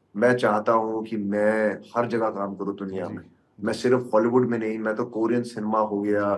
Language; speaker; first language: Hindi; native; Hindi